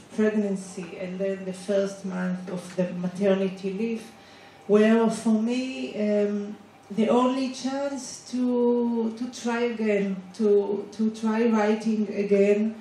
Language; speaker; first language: English; non-native, fluent; Hebrew